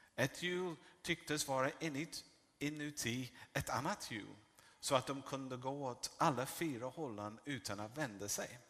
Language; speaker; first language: Swedish; non-native, fluent; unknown